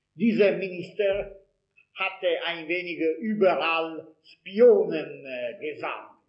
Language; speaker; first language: German; non-native, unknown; Italian